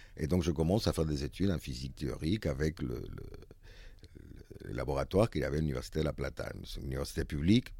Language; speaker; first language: French; non-native, fluent; Spanish